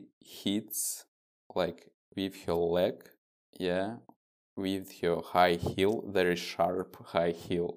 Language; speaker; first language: English; non-native, fluent; Russian